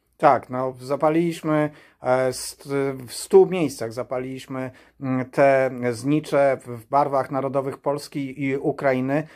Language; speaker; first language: Polish; native; Polish